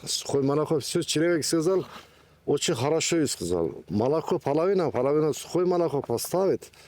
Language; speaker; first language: Russian; non-native, learner; Turkish